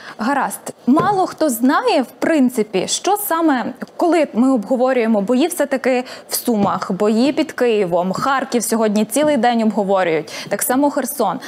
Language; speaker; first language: Ukrainian; native; Ukrainian